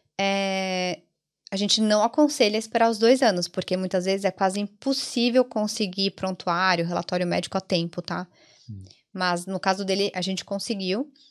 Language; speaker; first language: Portuguese; early bilingual, other home language; Italian